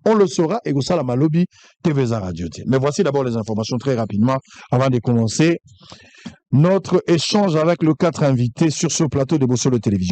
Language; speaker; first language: French; non-native, local second language; Lingala